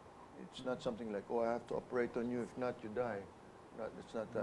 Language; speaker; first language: English; non-native, local second language; Filipino